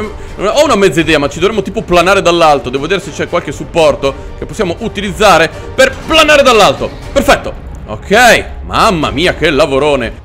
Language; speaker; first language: Italian; native; Italian